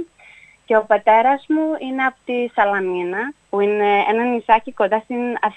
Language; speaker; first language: Greek; early bilingual, heritage; Greek